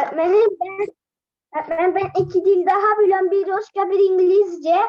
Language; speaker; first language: Turkish; early bilingual, heritage; Turkish